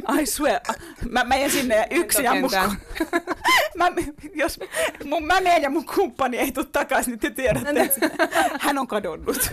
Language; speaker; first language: Finnish; early bilingual, other home language; Turkish